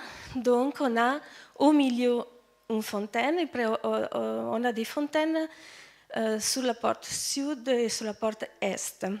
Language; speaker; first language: French; non-native, fluent; Italian